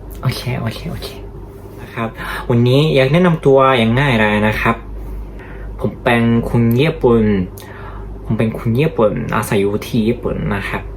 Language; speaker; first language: Thai; non-native, learner; Japanese